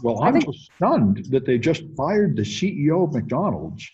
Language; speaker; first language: English; native; English